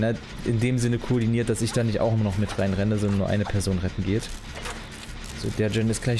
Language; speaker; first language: German; native; German